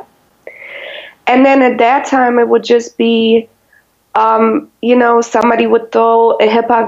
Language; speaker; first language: English; non-native, fluent; German